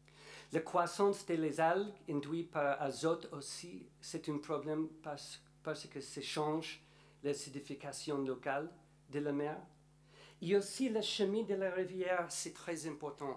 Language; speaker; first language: French; non-native, learner; English